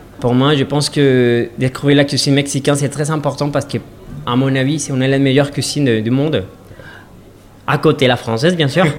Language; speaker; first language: French; non-native, learner; Spanish